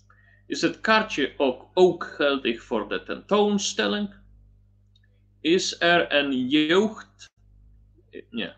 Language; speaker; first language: Dutch; non-native, learner; Polish